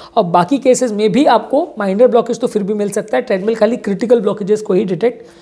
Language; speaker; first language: Hindi; native; Hindi